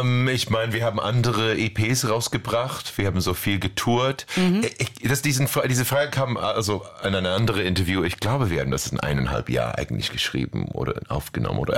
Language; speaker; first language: German; non-native, fluent; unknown